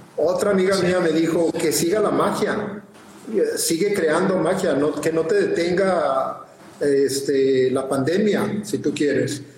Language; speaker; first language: Spanish; native; Spanish